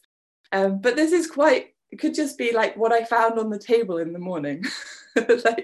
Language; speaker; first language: English; native; English